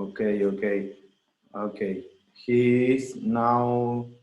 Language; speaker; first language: English; non-native, learner; Spanish